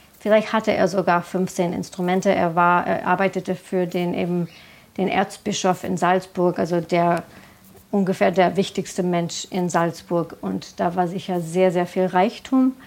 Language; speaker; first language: German; non-native, fluent; English